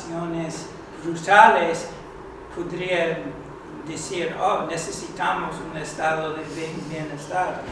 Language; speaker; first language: Spanish; non-native, fluent; English